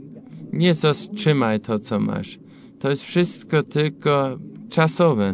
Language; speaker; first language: Polish; non-native, fluent; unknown